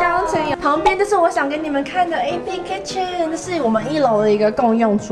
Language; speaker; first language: Chinese; native; Chinese